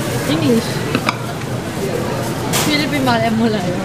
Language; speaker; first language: Korean; non-native, learner; Filipino